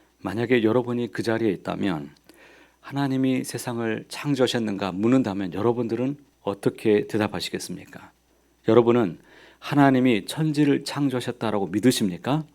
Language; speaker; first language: Korean; native; Korean